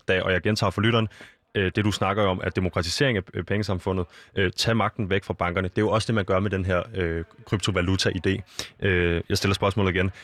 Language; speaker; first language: Danish; native; Danish